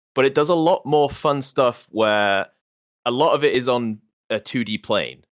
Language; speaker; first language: English; native; English